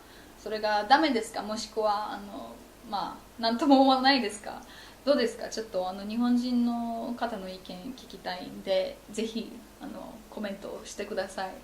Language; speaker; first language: Japanese; non-native, fluent; Polish